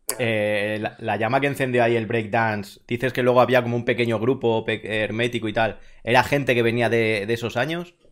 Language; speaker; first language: Spanish; native; Spanish